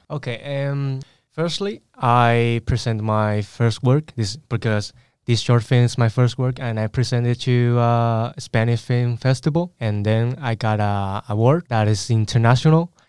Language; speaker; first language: English; non-native, learner; Spanish